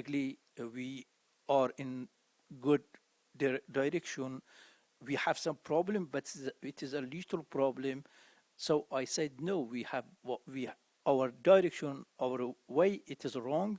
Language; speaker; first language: English; non-native, fluent; Persian